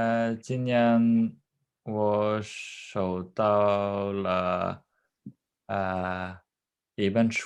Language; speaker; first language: Chinese; non-native, learner; Norwegian